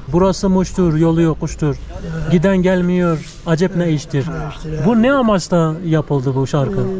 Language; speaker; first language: Turkish; native; Turkish